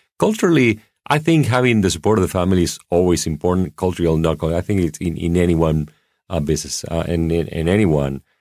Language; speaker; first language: English; non-native, fluent; Spanish